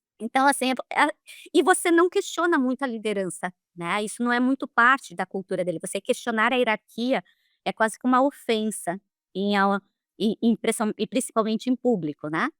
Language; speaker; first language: Portuguese; native; Portuguese